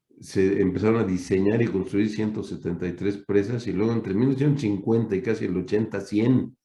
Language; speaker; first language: Spanish; native; Spanish